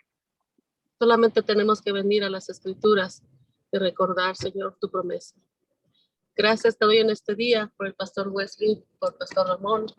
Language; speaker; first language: Spanish; native; Spanish